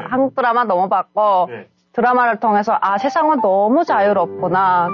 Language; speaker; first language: Korean; native; Korean